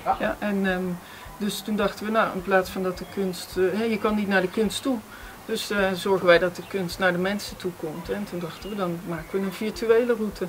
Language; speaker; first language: Dutch; native; Dutch